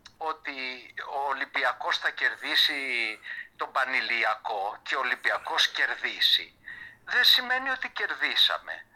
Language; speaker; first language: Greek; early bilingual, heritage; Greek